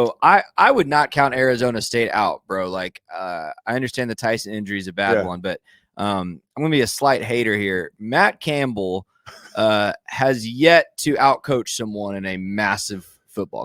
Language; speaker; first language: English; native; English